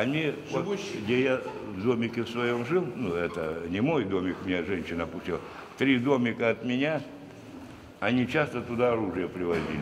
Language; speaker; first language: Russian; native; Russian